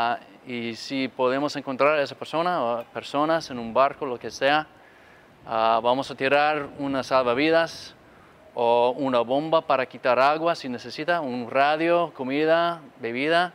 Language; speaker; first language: Spanish; non-native, fluent; English